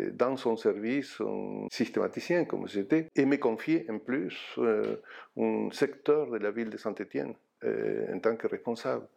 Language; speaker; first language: French; non-native, fluent; Spanish